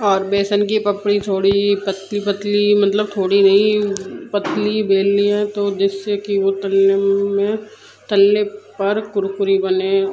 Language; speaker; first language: Hindi; native; Hindi